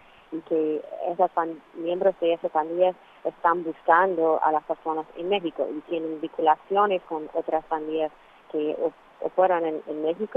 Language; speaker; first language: Spanish; non-native, fluent; English